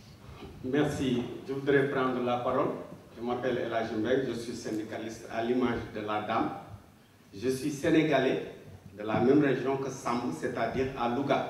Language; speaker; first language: French; non-native, local second language; Wolof